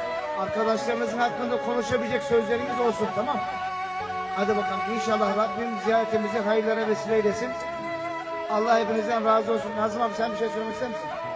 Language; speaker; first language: Turkish; native; Turkish